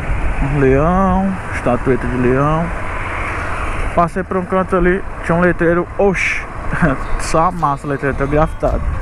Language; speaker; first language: Portuguese; native; Portuguese